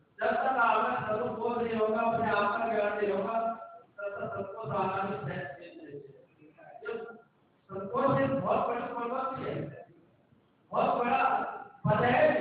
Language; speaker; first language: Hindi; native; Hindi